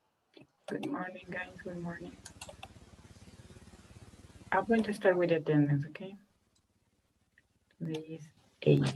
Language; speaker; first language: English; non-native, fluent; Spanish